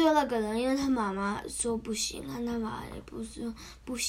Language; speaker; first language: Chinese; early bilingual, heritage; Chinese